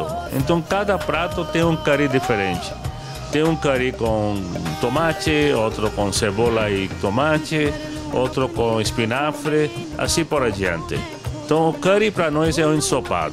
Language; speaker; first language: Portuguese; non-native, fluent; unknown